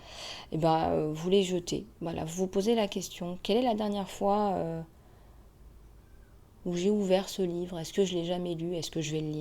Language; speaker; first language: French; native; French